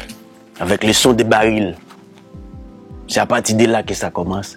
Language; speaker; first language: French; non-native, local second language; Haitian Creole